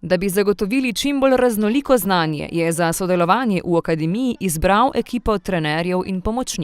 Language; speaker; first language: Slovenian; native; Slovenian